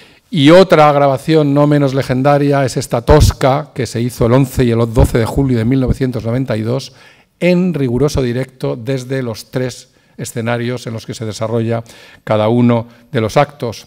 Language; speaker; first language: Spanish; native; Spanish